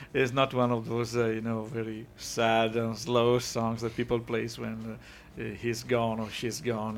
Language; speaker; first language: English; non-native, fluent; Italian